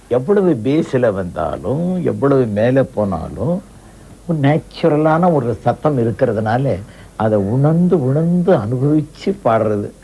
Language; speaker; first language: Tamil; non-native, local second language; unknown